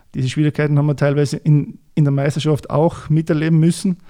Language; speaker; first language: German; native; German